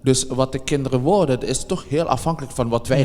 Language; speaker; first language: Dutch; native; Dutch